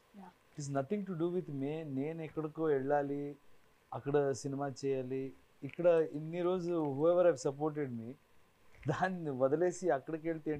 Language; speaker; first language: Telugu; non-native, fluent; Kannada